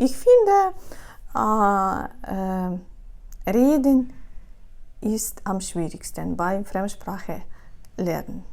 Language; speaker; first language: German; non-native, fluent; Ukrainian